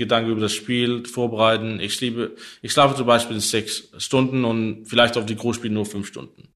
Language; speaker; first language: German; non-native, learner; Danish